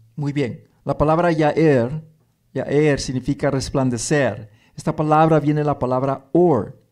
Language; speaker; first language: Spanish; early bilingual, heritage; Spanish